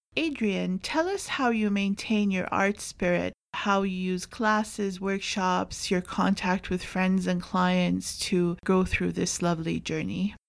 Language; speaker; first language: English; non-native, fluent; Arabic